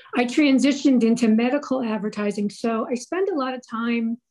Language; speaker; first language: English; native; English